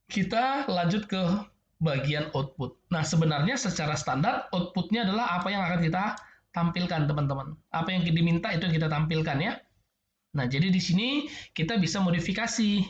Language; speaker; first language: Indonesian; native; Indonesian